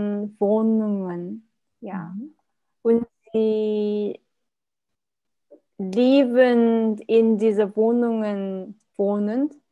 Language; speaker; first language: German; non-native, learner; Korean